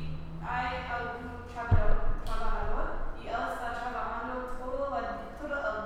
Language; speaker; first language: Spanish; non-native, learner; English